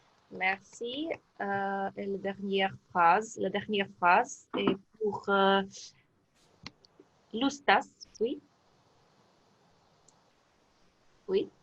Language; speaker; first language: French; non-native, learner; Russian